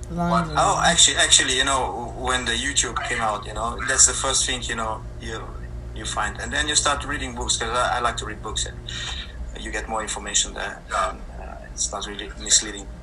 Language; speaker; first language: English; non-native, fluent; Slovenian